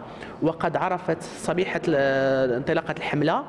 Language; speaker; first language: Arabic; native; Arabic